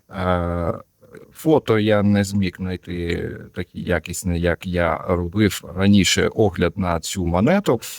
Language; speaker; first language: Ukrainian; non-native, local second language; Russian